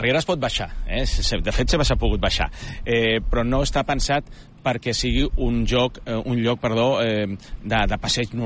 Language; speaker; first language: Catalan; native; Catalan